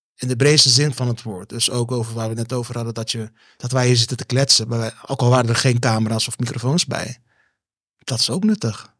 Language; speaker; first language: Dutch; early bilingual, other home language; Turkish